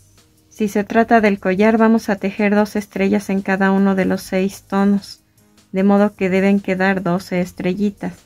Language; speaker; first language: Spanish; native; Spanish